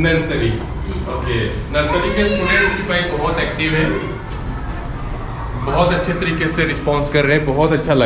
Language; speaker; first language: Hindi; native; Hindi